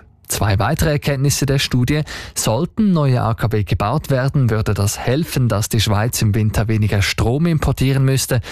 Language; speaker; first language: German; native; German